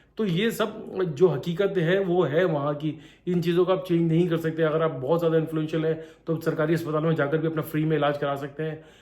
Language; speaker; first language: Urdu; native; Urdu